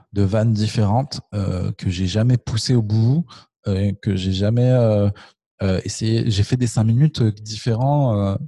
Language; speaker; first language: French; native; French